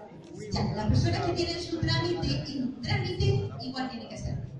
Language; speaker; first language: Spanish; native; Spanish